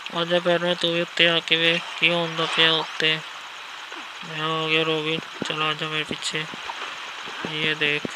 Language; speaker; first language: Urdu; non-native, local second language; Punjabi